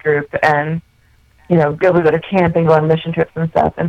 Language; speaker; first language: English; native; English